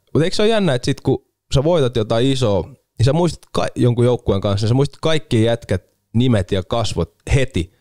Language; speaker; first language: Finnish; native; Finnish